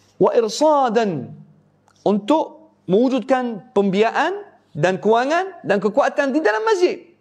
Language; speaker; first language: Malay; native; Malay